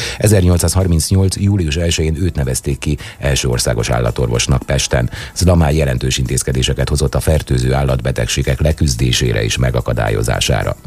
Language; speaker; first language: Hungarian; native; Hungarian